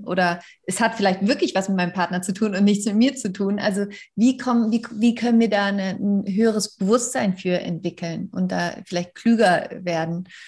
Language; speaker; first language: German; native; German